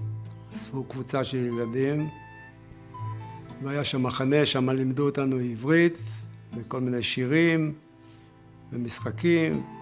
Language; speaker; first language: Hebrew; early bilingual, other home language; Yiddish